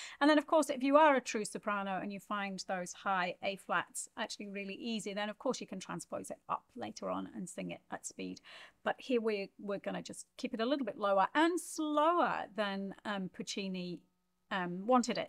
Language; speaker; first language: English; native; English